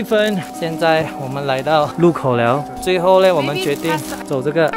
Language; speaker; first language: Chinese; native; Chinese